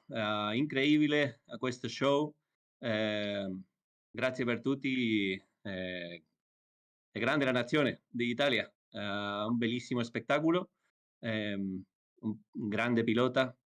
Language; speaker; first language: Italian; non-native, learner; Spanish